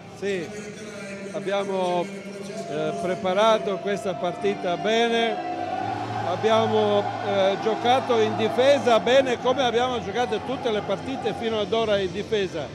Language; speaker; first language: Italian; non-native, fluent; Croatian